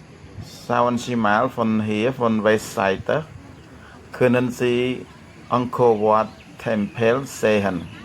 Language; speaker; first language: German; non-native, fluent; Khmer